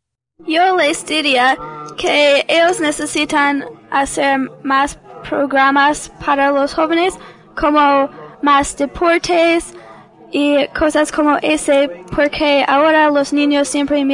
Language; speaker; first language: Spanish; non-native, learner; English